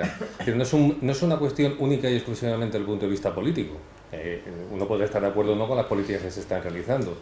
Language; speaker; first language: Spanish; native; Spanish